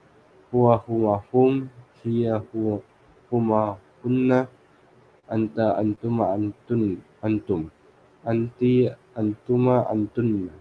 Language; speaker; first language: Arabic; non-native, learner; Filipino